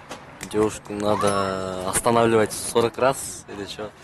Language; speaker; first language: Russian; non-native, local second language; Kyrgyz